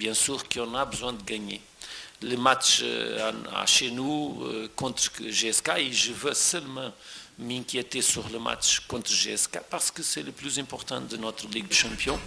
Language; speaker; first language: French; non-native, fluent; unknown